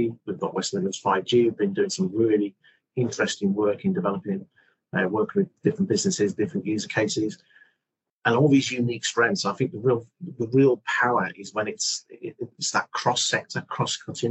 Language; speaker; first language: English; native; English